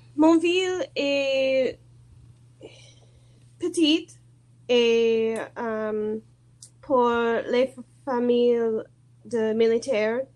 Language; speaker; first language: French; non-native, learner; English